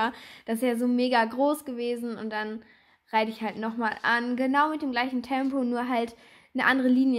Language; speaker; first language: German; native; German